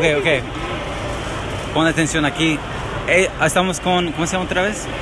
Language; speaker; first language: Spanish; non-native, learner; English